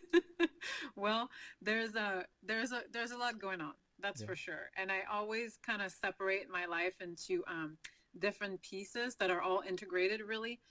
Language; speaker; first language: English; non-native, fluent; French